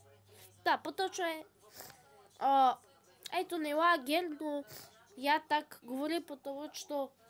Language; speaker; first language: Russian; non-native, learner; Bulgarian